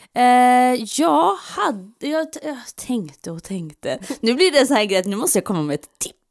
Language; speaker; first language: Swedish; non-native, fluent; English